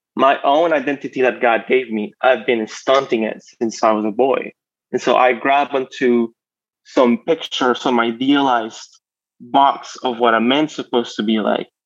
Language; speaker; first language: English; non-native, fluent; Spanish